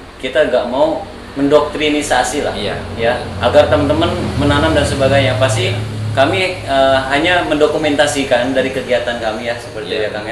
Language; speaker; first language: Indonesian; native; Indonesian